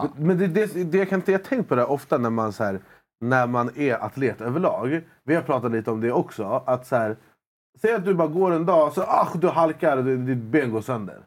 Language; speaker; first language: Swedish; native; Swedish